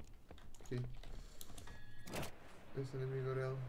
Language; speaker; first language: Spanish; non-native, learner; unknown